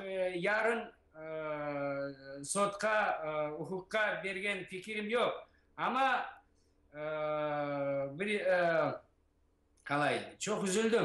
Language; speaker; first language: Turkish; non-native, learner; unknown